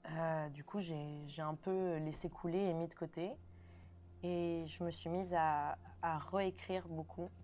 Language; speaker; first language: French; early bilingual, other home language; Spanish